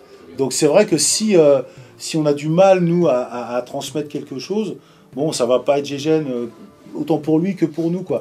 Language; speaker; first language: French; native; French